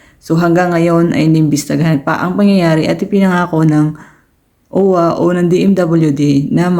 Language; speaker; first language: Filipino; native; Filipino